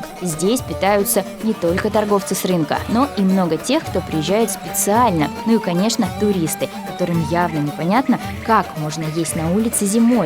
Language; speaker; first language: Russian; native; Russian